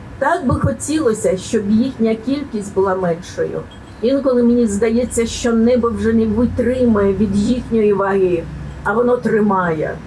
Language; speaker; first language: Ukrainian; native; Ukrainian